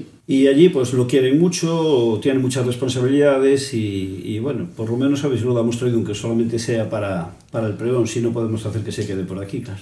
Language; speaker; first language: Spanish; native; Spanish